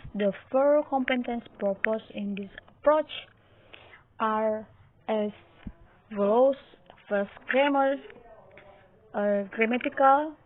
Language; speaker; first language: English; non-native, learner; Indonesian